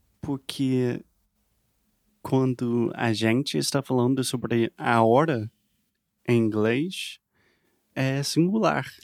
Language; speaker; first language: Portuguese; non-native, learner; English